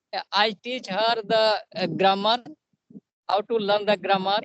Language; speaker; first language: English; non-native, learner; Santali